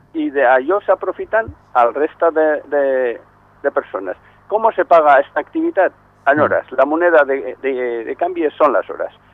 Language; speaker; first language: Catalan; non-native, local second language; Spanish